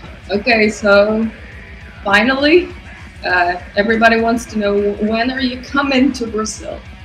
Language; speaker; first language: English; non-native, fluent; Portuguese